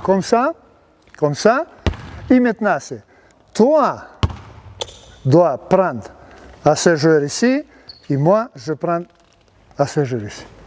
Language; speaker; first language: French; non-native, learner; Serbian